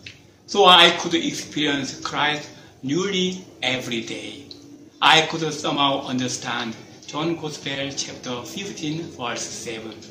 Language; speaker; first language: English; non-native, fluent; Korean